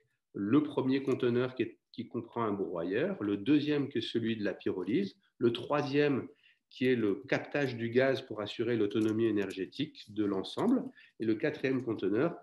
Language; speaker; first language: French; native; French